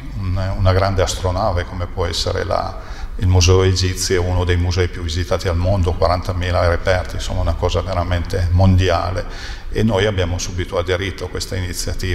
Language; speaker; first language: Italian; native; Italian